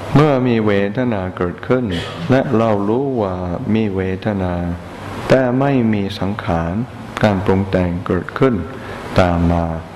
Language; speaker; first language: Thai; non-native, fluent; English